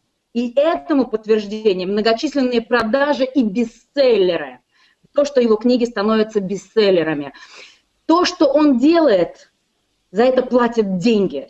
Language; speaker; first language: Russian; native; Russian